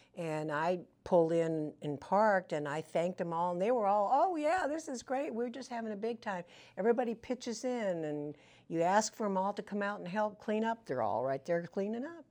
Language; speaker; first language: English; native; English